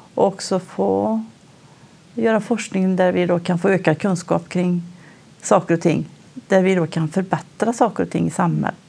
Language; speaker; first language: Swedish; native; Swedish